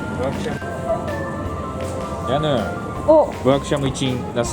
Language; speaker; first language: Turkish; non-native, fluent; Japanese